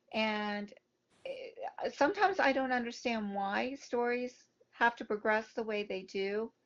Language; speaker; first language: English; native; English